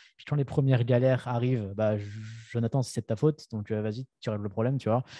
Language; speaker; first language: French; native; French